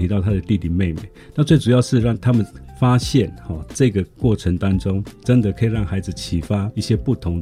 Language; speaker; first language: Chinese; non-native, local second language; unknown